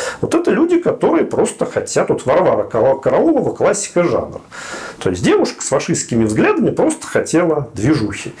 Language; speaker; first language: Russian; native; Russian